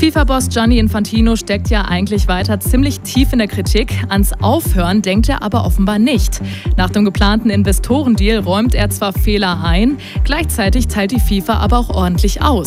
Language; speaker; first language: German; native; German